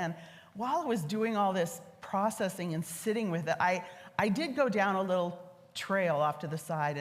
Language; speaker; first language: English; native; English